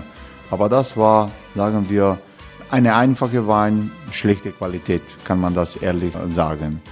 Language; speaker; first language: German; non-native, fluent; Croatian